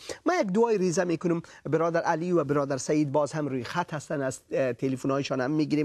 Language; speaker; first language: Persian; native; Persian